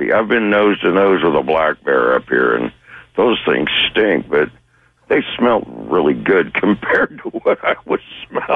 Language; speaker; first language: English; native; English